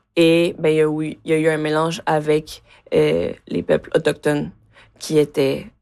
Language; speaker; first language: French; early bilingual, other home language; Spanish